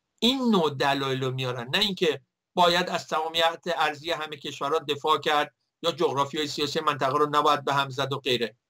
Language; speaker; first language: Persian; native; Persian